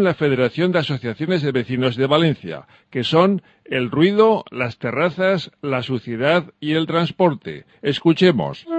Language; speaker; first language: Spanish; native; Spanish